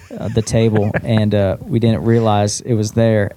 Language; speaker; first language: English; native; English